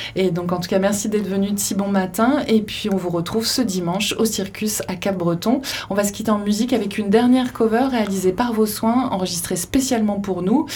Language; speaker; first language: French; native; French